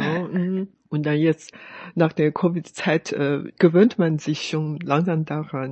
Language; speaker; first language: German; non-native, fluent; Chinese